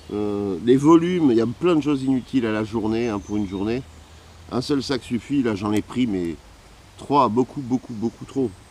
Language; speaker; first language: French; native; French